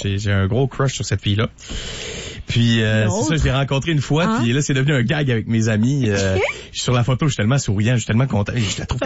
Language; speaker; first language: French; native; French